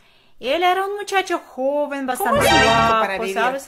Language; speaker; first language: Spanish; non-native, fluent; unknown